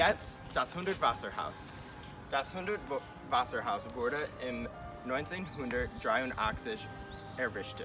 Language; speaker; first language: German; non-native, learner; English